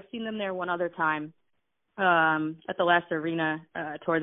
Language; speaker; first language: English; native; English